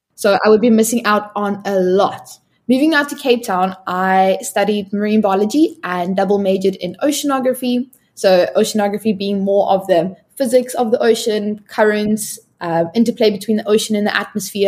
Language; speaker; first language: English; non-native, local second language; Afrikaans